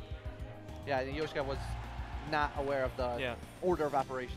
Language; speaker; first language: English; native; English